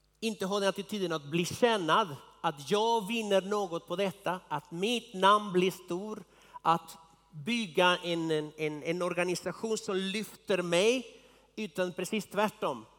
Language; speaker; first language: Swedish; non-native, fluent; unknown